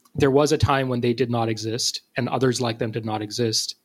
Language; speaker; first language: English; non-native, local second language; Urdu